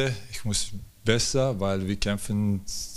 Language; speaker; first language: German; non-native, learner; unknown